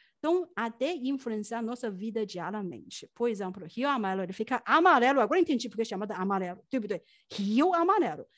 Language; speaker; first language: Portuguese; non-native, fluent; Chinese